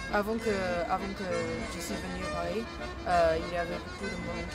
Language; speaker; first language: French; non-native, fluent; English